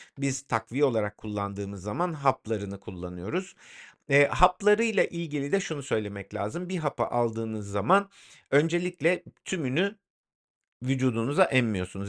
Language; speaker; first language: Turkish; native; Turkish